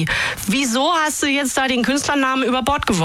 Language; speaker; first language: German; native; German